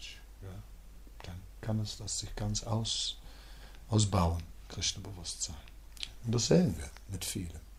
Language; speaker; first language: German; non-native, fluent; Dutch